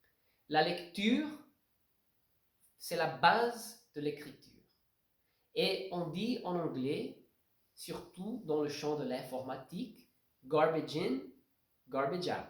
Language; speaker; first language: French; non-native, fluent; Portuguese